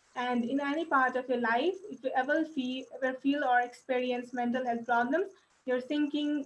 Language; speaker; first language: English; non-native, local second language; Nepali